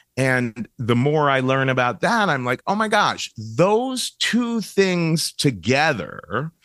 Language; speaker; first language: English; native; English